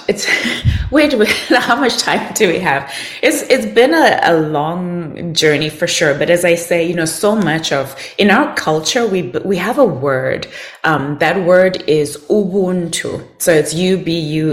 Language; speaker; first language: English; non-native, local second language; Shona